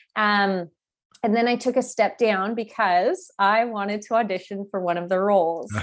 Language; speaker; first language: English; native; English